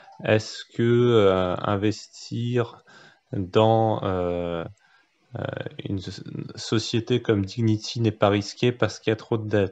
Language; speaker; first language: French; native; French